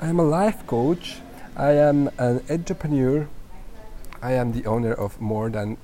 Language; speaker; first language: English; non-native, fluent; Spanish